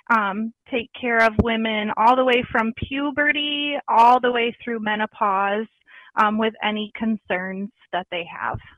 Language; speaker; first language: English; native; English